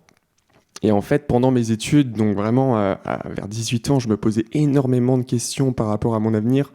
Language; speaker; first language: French; native; French